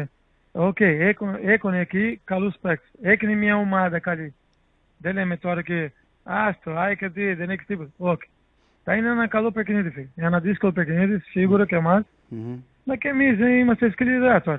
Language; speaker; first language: Greek; non-native, learner; Portuguese